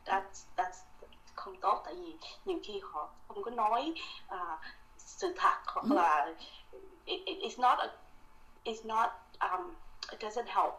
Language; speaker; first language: Vietnamese; early bilingual, heritage; Vietnamese